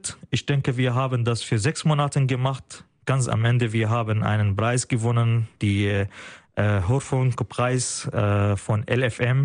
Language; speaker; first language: German; non-native, fluent; Arabic